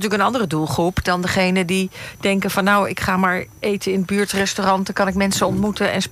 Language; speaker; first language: Dutch; native; Dutch